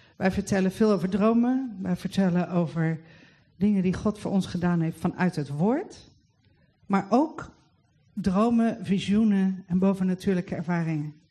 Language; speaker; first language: Dutch; native; Dutch